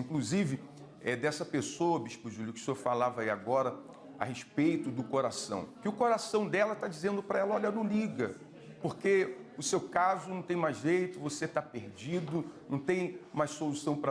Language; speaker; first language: Portuguese; native; Portuguese